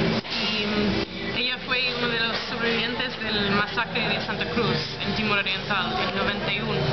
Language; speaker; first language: Spanish; non-native, fluent; English